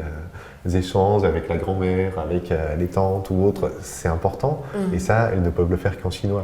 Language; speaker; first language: French; native; French